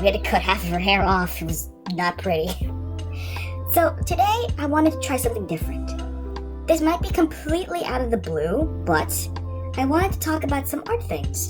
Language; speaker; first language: English; native; English